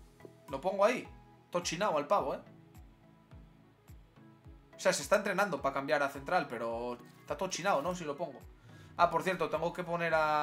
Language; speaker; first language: Spanish; native; Spanish